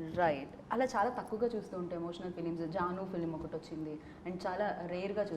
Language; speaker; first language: Telugu; native; Telugu